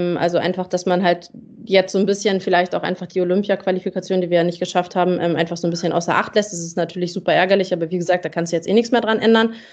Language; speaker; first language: German; native; German